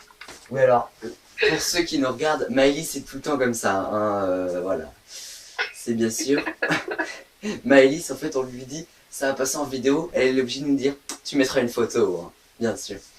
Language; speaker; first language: French; native; French